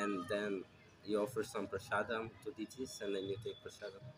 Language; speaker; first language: English; non-native, fluent; Russian